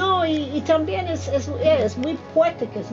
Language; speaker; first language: Spanish; non-native, fluent; English